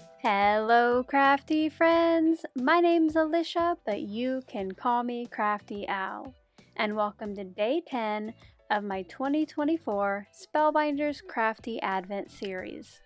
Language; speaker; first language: English; native; English